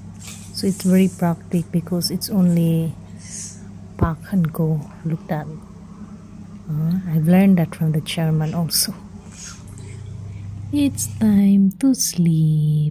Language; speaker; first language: English; non-native, local second language; Filipino